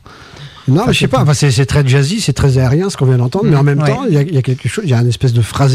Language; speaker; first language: French; native; French